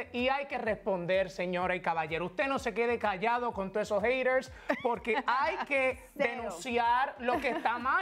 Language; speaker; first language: Spanish; native; Spanish